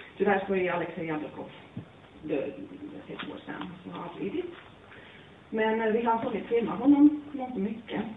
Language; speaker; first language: Swedish; non-native, fluent; Latvian